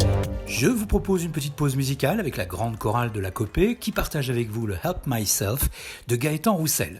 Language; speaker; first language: French; native; French